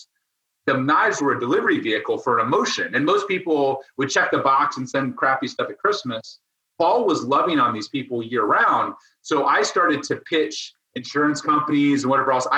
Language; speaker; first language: English; native; English